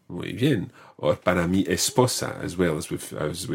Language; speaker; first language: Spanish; non-native, fluent; English